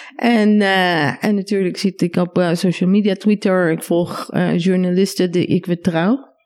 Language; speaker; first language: Dutch; non-native, fluent; Hebrew